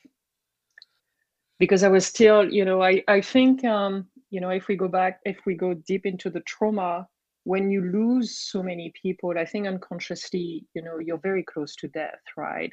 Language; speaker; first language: English; non-native, fluent; French